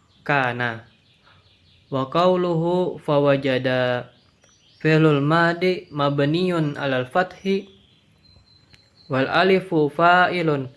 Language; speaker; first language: Arabic; non-native, learner; Indonesian